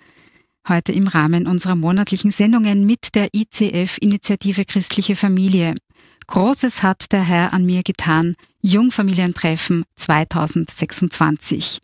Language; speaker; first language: German; native; German